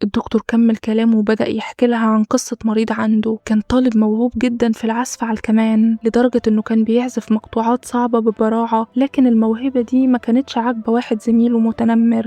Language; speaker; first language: Arabic; native; Arabic